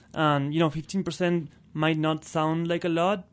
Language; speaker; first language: English; non-native, fluent; Spanish